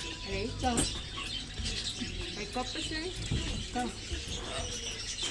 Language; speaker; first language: Dutch; non-native, learner; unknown